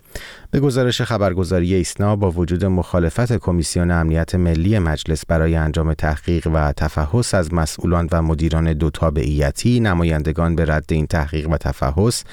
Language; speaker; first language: Persian; native; Persian